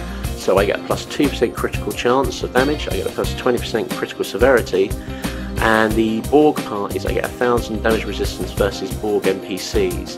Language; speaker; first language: English; native; English